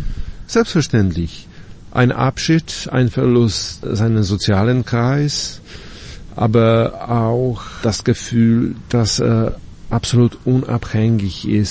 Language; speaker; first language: German; non-native, fluent; Polish